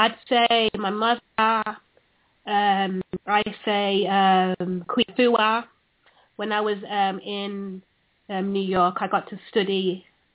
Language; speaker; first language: English; native; English